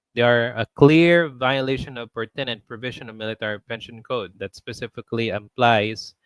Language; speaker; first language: English; non-native, local second language; Filipino